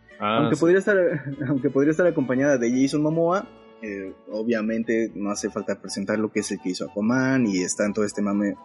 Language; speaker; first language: Spanish; native; Spanish